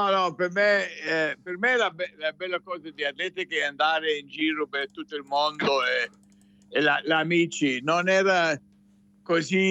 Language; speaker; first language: Italian; non-native, fluent; English